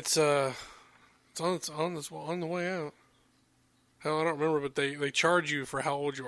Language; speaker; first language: English; native; English